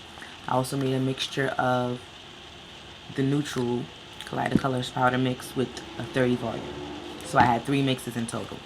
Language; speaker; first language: English; native; English